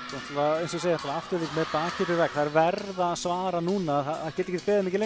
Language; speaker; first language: Icelandic; native; Icelandic